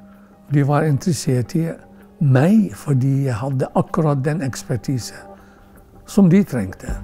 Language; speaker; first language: Norwegian; non-native, fluent; Arabic